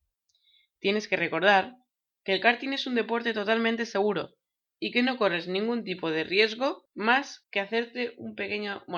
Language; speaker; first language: Spanish; native; Spanish